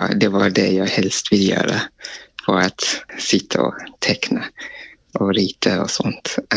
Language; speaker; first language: Swedish; non-native, fluent; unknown